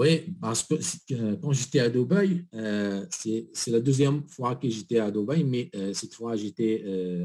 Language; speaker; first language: French; non-native, learner; Arabic